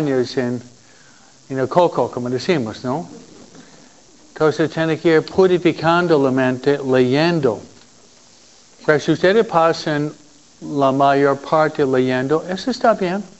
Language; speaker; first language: Spanish; non-native, fluent; English